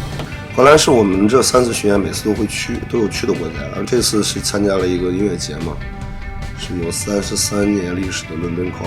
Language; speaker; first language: Chinese; native; Chinese